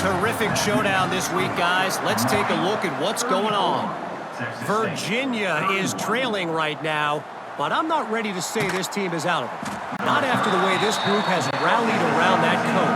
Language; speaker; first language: English; native; English